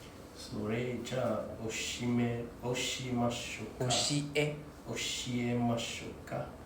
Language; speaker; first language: Japanese; non-native, learner; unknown